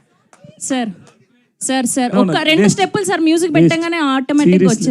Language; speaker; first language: Telugu; native; Telugu